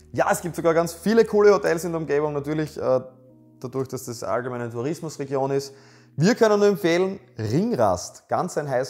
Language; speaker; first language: German; native; German